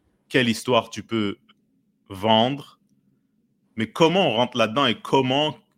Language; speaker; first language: French; native; French